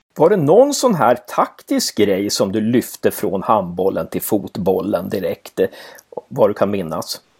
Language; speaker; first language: Swedish; native; Swedish